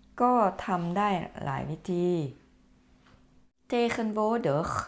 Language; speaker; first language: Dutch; non-native, fluent; Thai